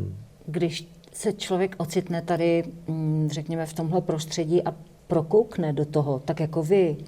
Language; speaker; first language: Czech; native; Czech